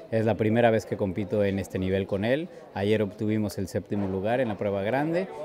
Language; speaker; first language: Spanish; native; Spanish